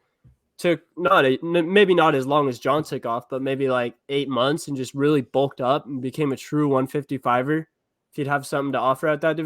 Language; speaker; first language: English; native; English